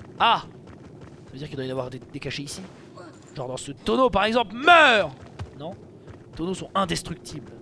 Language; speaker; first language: French; native; French